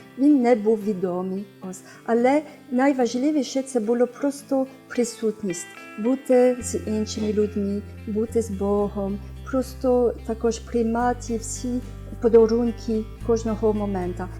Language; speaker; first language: Ukrainian; non-native, fluent; French